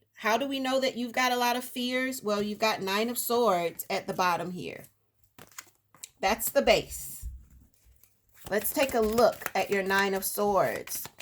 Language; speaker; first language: English; native; English